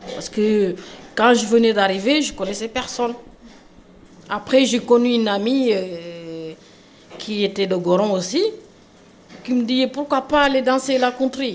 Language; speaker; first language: French; non-native, local second language; Wolof